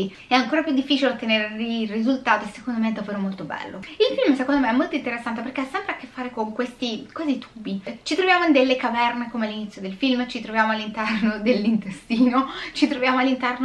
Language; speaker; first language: Italian; native; Italian